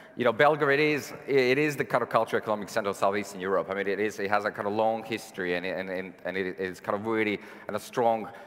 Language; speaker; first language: English; non-native, fluent; Serbian